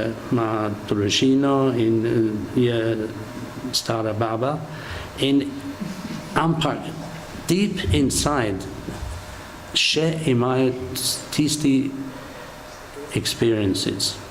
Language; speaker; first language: Slovenian; non-native, learner; English